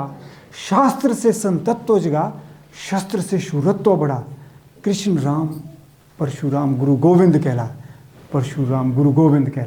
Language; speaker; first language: Hindi; native; Hindi